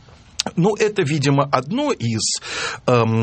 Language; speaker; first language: Russian; native; Russian